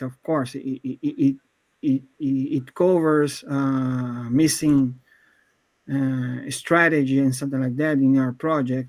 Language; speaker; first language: English; non-native, fluent; Portuguese